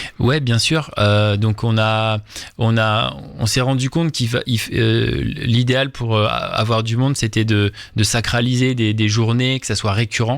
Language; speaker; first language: French; native; French